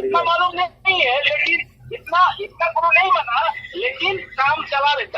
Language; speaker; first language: Hindi; non-native, learner; Bangla